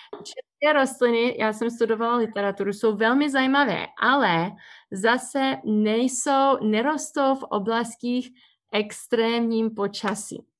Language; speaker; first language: Czech; early bilingual, heritage; Czech